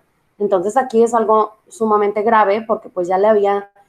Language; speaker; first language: Spanish; native; Spanish